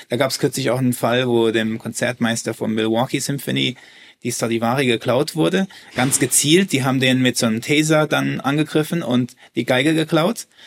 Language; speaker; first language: German; early bilingual, heritage; German